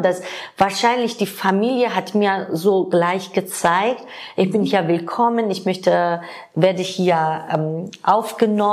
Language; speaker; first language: German; non-native, fluent; Georgian